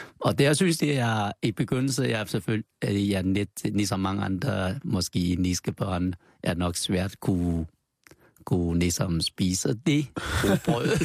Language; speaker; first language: Danish; non-native, learner; Chinese